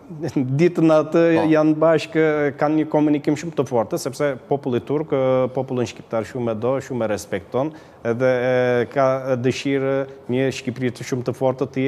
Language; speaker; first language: Albanian; early bilingual, heritage; Albanian